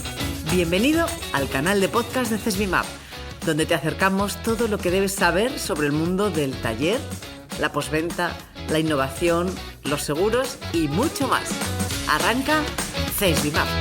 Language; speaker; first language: Spanish; native; Spanish